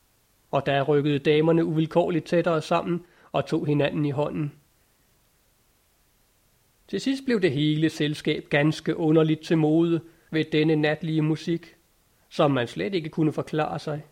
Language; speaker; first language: Danish; native; Danish